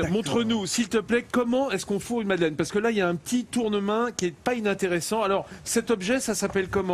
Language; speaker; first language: French; native; French